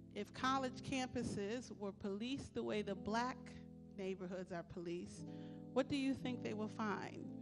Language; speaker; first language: English; native; English